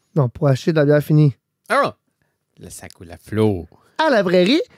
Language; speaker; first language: French; native; French